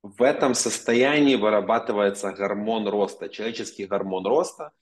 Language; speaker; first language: Russian; non-native, local second language; Ukrainian